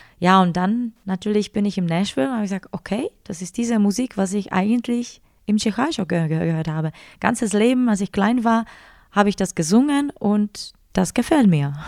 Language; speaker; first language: German; non-native, fluent; Czech